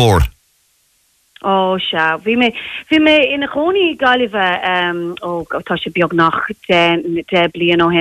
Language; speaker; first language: Irish; non-native, local second language; English